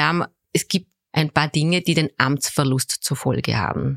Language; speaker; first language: German; early bilingual, other home language; Turkish